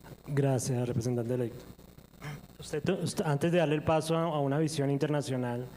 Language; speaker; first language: Spanish; native; Spanish